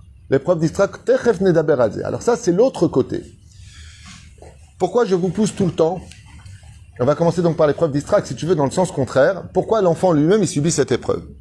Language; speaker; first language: French; native; French